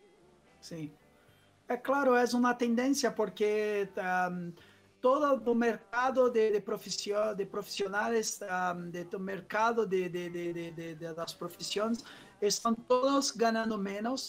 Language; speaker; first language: Spanish; non-native, fluent; Portuguese